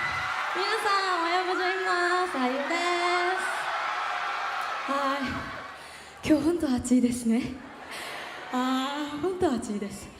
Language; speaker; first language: Japanese; non-native, learner; Korean